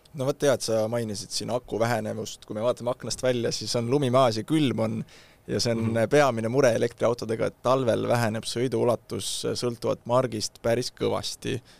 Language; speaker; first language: Estonian; native; Estonian